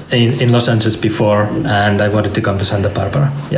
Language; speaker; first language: English; non-native, fluent; Finnish